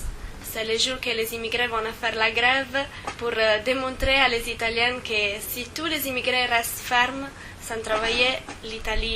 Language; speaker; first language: French; non-native, fluent; Italian